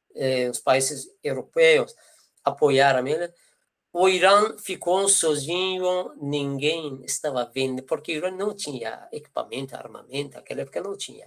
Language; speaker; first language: Portuguese; non-native, fluent; Persian